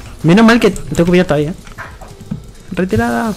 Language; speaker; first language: Spanish; native; Spanish